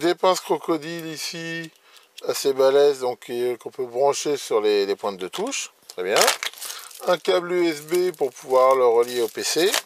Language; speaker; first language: French; native; French